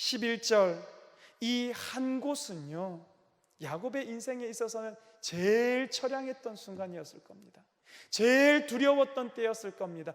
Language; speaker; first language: Korean; native; Korean